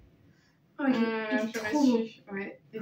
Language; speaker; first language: French; native; French